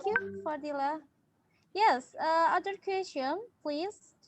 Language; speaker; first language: English; non-native, learner; Indonesian